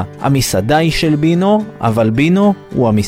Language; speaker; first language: Hebrew; native; Hebrew